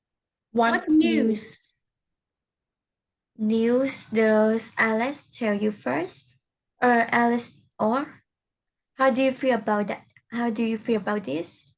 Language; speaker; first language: English; non-native, learner; Vietnamese